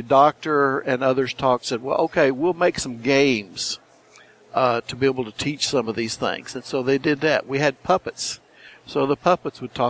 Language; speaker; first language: English; native; English